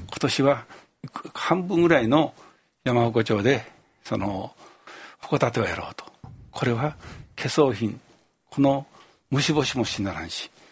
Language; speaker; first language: Japanese; native; Japanese